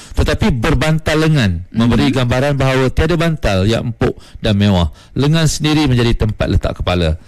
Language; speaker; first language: Malay; native; Malay